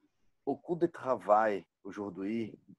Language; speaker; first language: French; non-native, learner; Portuguese